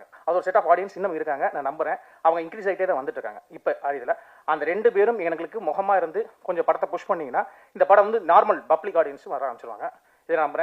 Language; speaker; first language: Tamil; native; Tamil